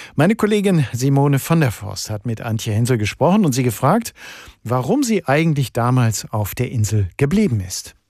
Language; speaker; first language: German; native; German